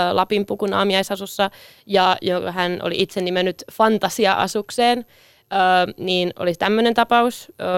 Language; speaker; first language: Finnish; native; Finnish